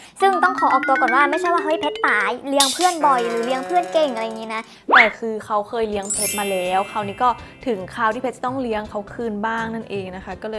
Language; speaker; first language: Thai; native; Thai